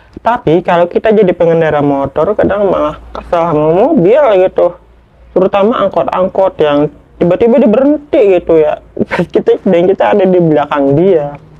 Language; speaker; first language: Indonesian; native; Indonesian